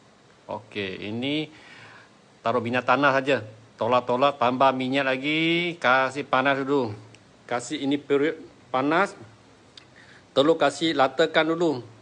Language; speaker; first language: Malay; non-native, local second language; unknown